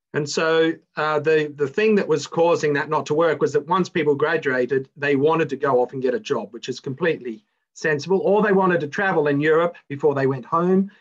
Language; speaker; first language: English; native; English